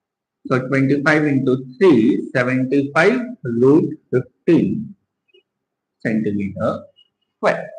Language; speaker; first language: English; non-native, local second language; Hindi